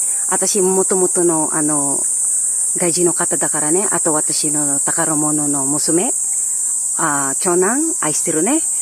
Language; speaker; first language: Japanese; non-native, learner; Filipino